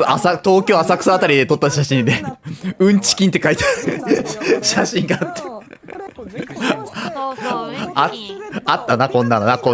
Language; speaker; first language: Japanese; native; Japanese